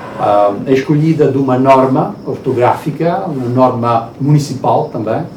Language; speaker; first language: Portuguese; non-native, learner; Italian